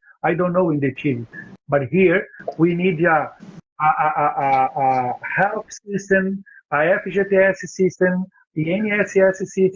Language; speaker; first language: English; non-native, learner; Portuguese